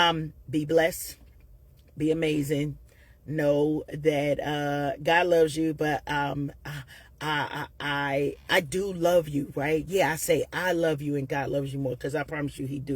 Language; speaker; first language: English; native; English